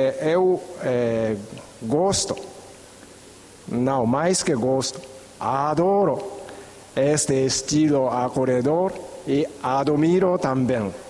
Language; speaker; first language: Portuguese; non-native, fluent; Japanese